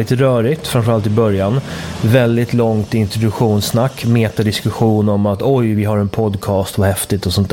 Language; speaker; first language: Swedish; native; Swedish